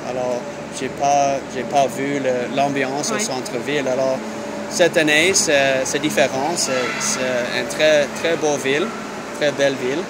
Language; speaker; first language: French; non-native, learner; English